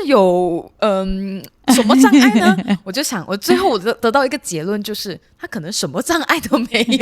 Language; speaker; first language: Chinese; non-native, local second language; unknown